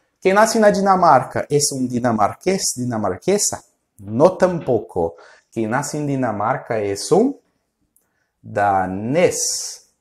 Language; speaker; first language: Portuguese; non-native, fluent; Spanish